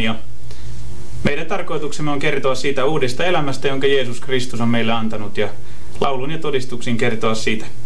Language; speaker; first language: Finnish; native; Finnish